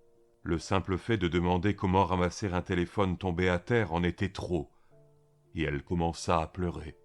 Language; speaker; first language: French; native; French